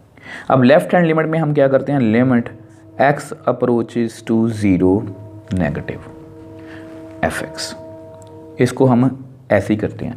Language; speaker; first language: Hindi; native; Hindi